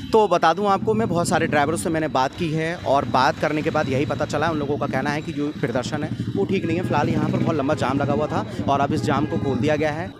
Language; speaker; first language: Hindi; native; Hindi